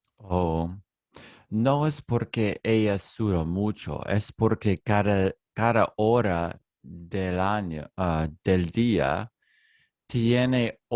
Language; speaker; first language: Spanish; non-native, learner; English